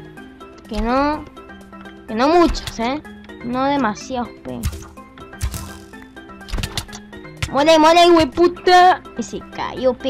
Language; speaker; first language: Spanish; native; Spanish